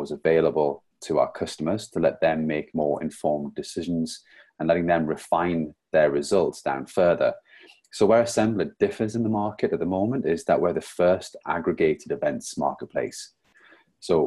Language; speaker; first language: English; native; English